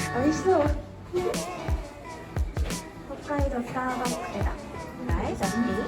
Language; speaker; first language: Japanese; early bilingual, heritage; Japanese